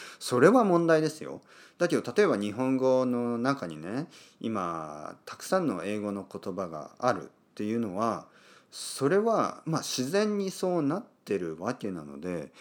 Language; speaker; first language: Japanese; native; Japanese